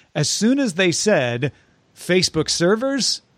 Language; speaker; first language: English; native; English